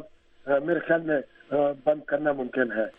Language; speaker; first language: Urdu; native; Urdu